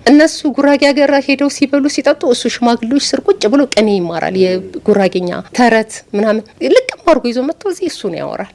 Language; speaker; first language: Amharic; native; Amharic